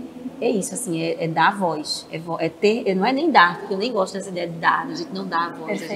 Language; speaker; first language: Portuguese; native; Portuguese